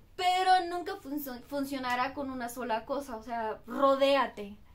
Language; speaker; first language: Spanish; non-native, fluent; Bulgarian